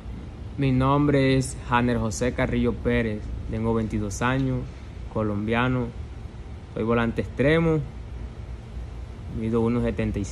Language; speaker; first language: Portuguese; non-native, learner; Spanish